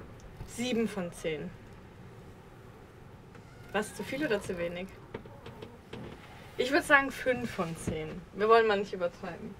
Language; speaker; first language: German; native; German